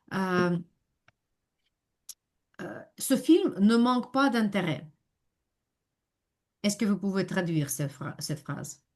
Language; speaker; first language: French; non-native, fluent; Ukrainian